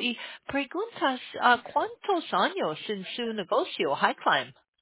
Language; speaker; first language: Spanish; non-native, learner; English